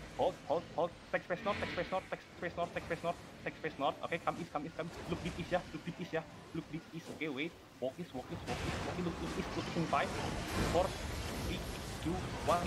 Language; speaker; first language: English; non-native, learner; Indonesian